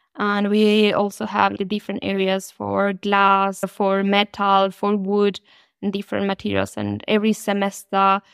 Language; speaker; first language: English; non-native, fluent; Spanish